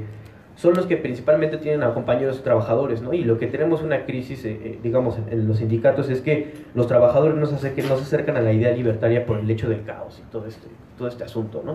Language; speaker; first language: Spanish; native; Spanish